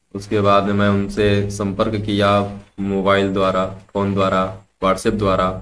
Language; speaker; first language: Hindi; native; Hindi